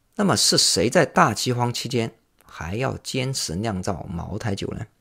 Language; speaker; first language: Chinese; native; Chinese